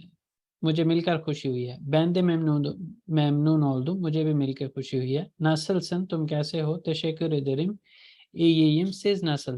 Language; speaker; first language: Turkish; non-native, fluent; Urdu